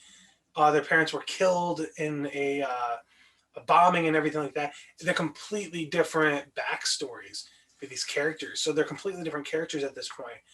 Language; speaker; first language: English; native; English